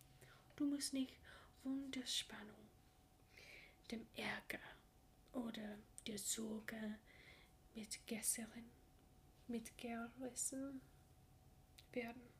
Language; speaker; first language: German; non-native, learner; English